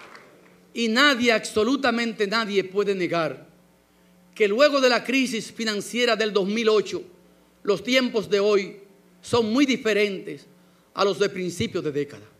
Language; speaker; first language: Spanish; native; Spanish